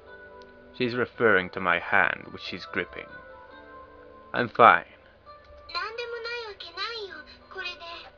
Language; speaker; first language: English; native; English